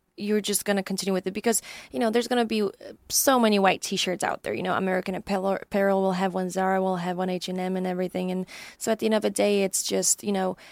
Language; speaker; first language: English; non-native, fluent; Polish